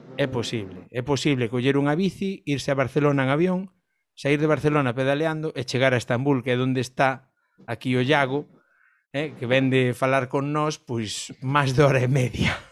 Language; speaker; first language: Galician; non-native, local second language; Spanish